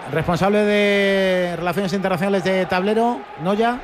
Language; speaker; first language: Spanish; native; Spanish